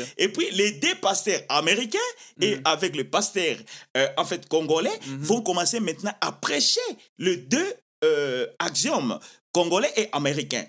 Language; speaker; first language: French; non-native, local second language; Lingala